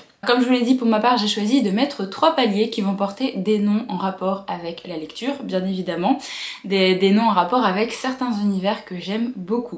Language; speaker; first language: French; native; French